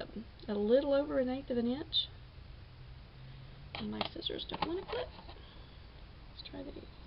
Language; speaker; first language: English; native; English